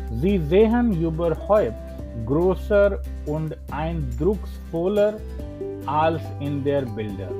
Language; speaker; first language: German; non-native, learner; English